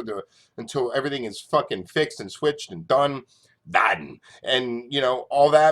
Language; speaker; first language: English; native; English